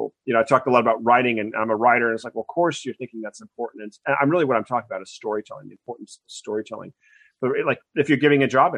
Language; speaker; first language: English; native; English